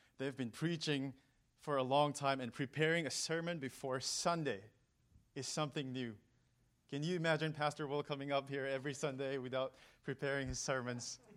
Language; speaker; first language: English; non-native, local second language; Manipuri